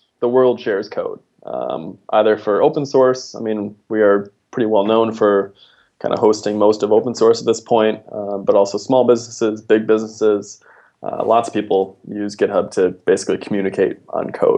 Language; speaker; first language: English; native; English